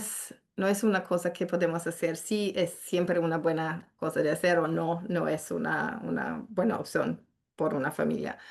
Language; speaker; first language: Spanish; non-native, fluent; English